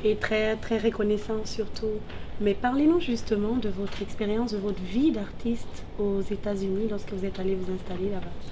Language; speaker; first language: French; native; French